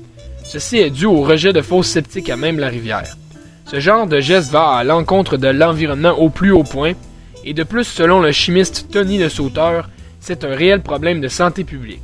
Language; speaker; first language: French; native; French